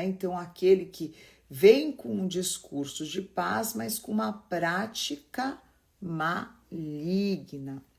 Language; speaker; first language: Portuguese; native; Portuguese